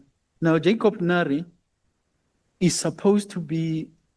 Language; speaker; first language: English; non-native, local second language; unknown